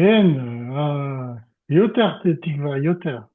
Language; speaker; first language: Hebrew; non-native, learner; French